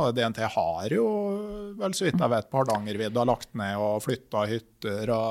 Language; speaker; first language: Norwegian; native; Norwegian